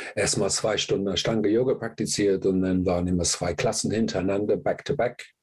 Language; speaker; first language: German; non-native, fluent; English